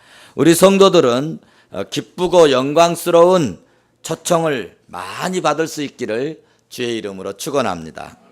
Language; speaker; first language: Korean; native; Korean